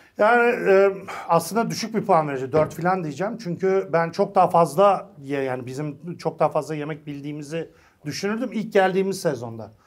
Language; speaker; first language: Turkish; native; Turkish